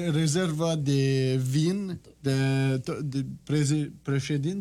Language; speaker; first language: Romanian; non-native, learner; French